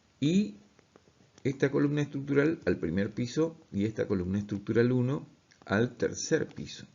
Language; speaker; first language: Spanish; native; Spanish